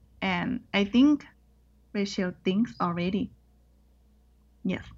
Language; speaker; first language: English; non-native, learner; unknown